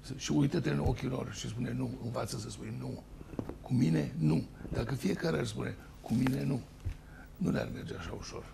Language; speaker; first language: Romanian; native; Romanian